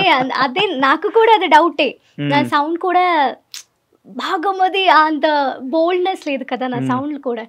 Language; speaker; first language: Telugu; non-native, learner; Malayalam